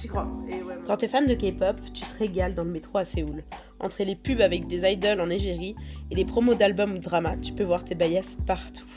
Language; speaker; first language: French; native; French